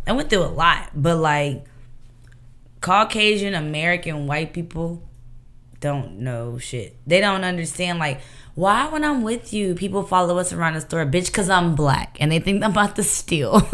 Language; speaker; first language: English; native; English